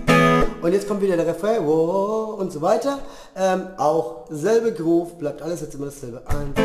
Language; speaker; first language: German; native; German